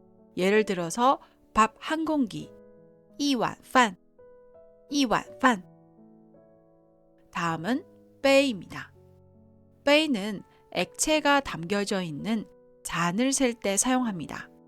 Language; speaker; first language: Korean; non-native, fluent; Chinese